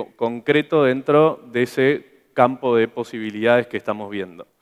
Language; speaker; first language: Spanish; native; Spanish